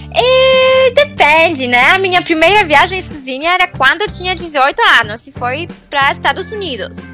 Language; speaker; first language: Portuguese; non-native, fluent; Polish